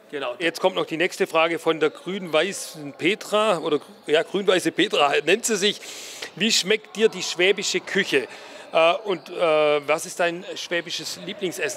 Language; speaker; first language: German; native; German